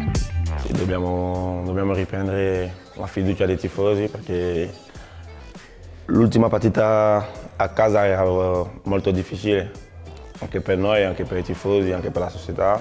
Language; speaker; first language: Italian; non-native, learner; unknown